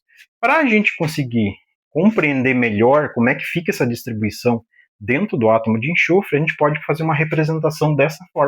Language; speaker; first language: Portuguese; native; Portuguese